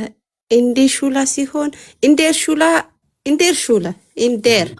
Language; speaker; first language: German; non-native, learner; Amharic